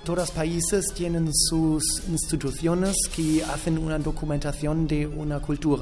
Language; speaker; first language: Spanish; non-native, learner; German